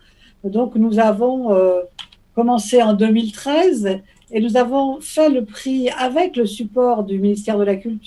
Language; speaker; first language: French; native; French